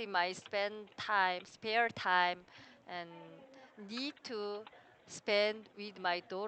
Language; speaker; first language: English; non-native, learner; Korean